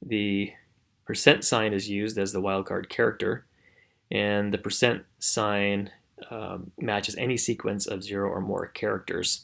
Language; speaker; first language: English; native; English